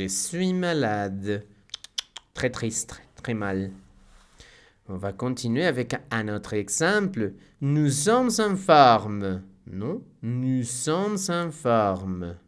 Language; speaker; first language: French; non-native, fluent; Spanish